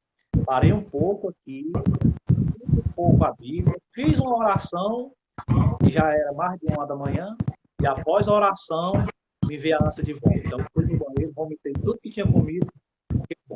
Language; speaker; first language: Portuguese; native; Portuguese